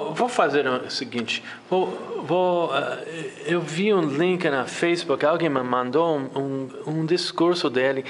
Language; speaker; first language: Portuguese; non-native, fluent; English